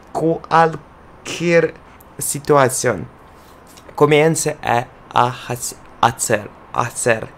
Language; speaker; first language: Spanish; non-native, learner; Russian